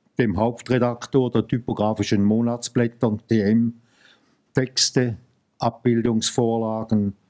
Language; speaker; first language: German; native; German